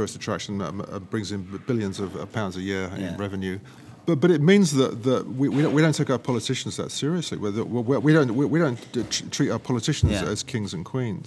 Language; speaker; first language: English; native; English